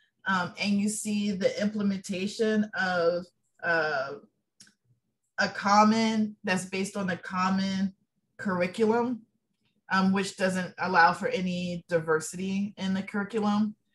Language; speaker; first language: English; native; English